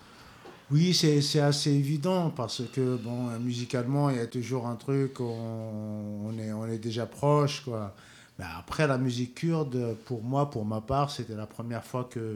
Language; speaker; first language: French; non-native, local second language; Kabyle